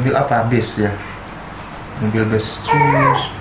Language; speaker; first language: Indonesian; native; Indonesian